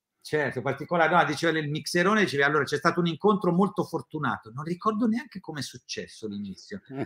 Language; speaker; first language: Italian; native; Italian